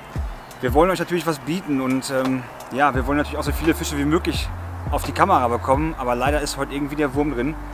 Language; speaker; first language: German; native; German